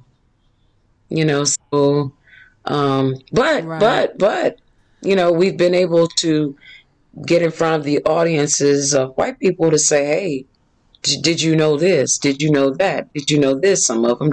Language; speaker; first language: English; native; English